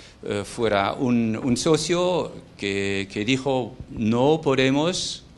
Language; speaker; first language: Spanish; non-native, fluent; Dutch